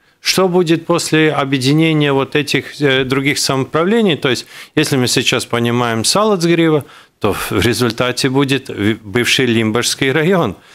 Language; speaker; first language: Russian; non-native, local second language; Latvian